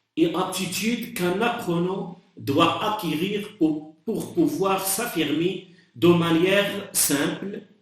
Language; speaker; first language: French; non-native, local second language; Arabic